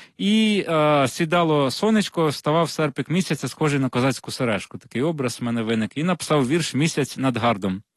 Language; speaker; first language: Ukrainian; non-native, local second language; Russian